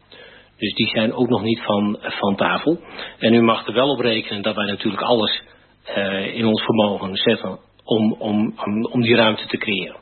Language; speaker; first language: Dutch; native; Dutch